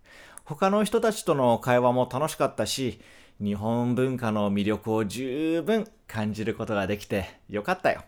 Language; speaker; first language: Japanese; non-native, fluent; Portuguese